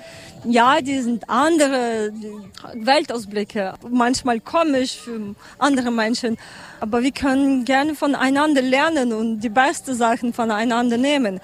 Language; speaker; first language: German; non-native, learner; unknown